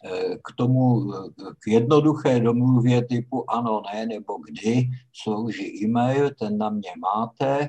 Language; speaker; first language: Czech; native; Czech